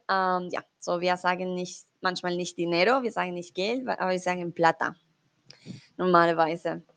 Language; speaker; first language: German; non-native, learner; Spanish